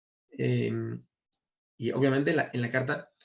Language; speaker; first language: Spanish; native; Spanish